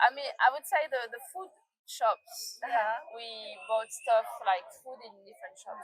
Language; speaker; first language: English; non-native, learner; French